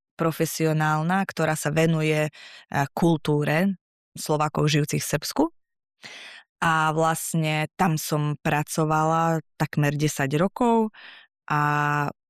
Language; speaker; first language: Slovak; native; Slovak